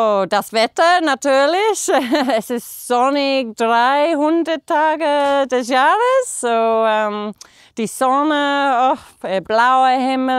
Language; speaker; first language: German; non-native, fluent; English